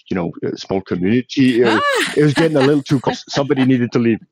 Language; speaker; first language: English; non-native, fluent; Danish